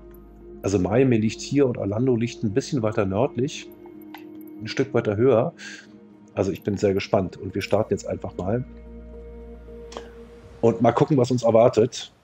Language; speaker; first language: German; native; German